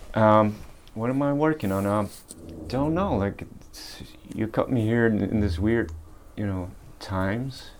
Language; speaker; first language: English; early bilingual, other home language; Polish